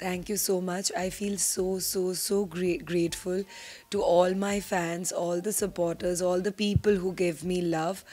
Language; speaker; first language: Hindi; non-native, local second language; Bangla